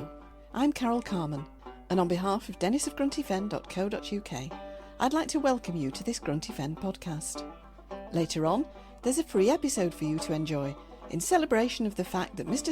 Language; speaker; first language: English; native; English